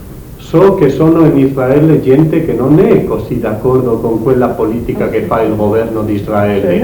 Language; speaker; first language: Italian; non-native, learner; Spanish